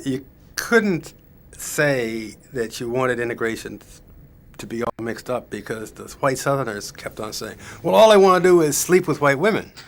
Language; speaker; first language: English; native; English